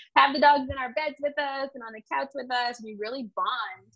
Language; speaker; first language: English; native; English